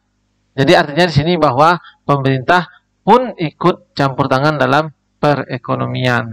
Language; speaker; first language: Indonesian; native; Indonesian